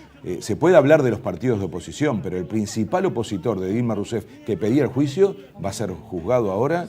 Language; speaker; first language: Spanish; native; Spanish